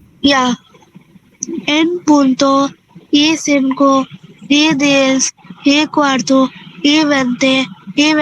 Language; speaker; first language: Spanish; non-native, learner; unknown